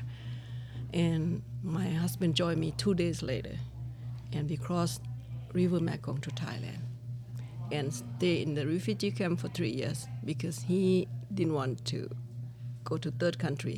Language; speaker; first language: English; non-native, learner; Lao